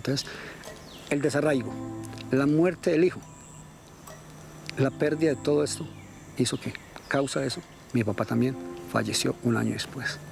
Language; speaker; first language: Spanish; native; Spanish